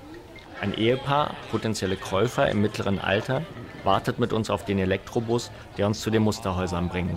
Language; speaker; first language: German; native; German